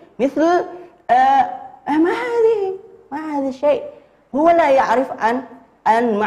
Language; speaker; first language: Arabic; non-native, fluent; Indonesian